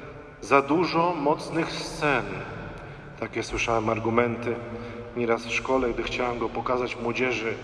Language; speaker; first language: Polish; native; Polish